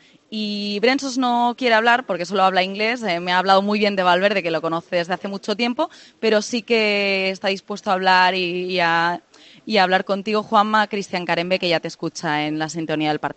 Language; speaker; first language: Spanish; native; Spanish